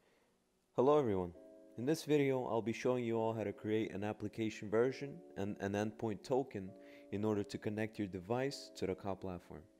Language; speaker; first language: English; native; English